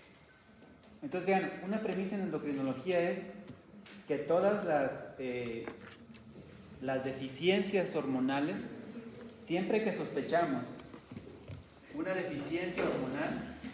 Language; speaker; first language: Spanish; native; Spanish